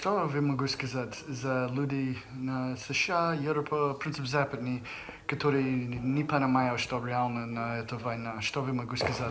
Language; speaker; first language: Russian; non-native, learner; English